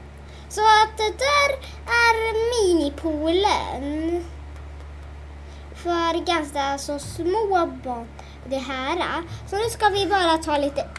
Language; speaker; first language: Swedish; native; Swedish